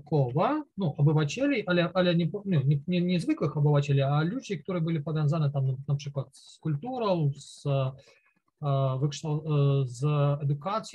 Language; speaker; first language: Polish; non-native, learner; Ukrainian